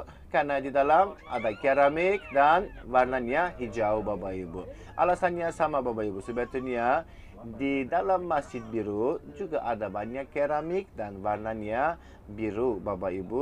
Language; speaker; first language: Indonesian; non-native, fluent; Turkish